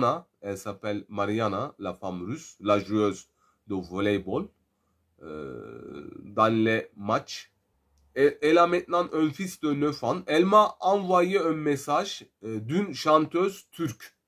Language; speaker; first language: French; non-native, fluent; Turkish